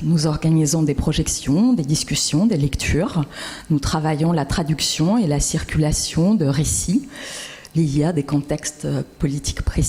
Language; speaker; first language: French; non-native, fluent; Russian